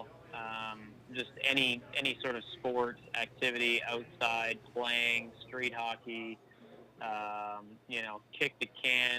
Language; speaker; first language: English; native; English